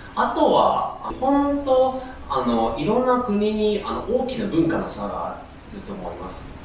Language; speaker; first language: Japanese; non-native, fluent; Cantonese